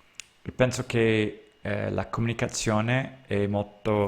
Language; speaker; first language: Italian; non-native, learner; English